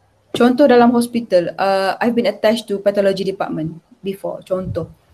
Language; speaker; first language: English; non-native, local second language; Malay